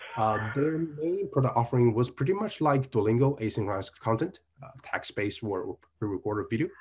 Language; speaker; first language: English; non-native, fluent; Chinese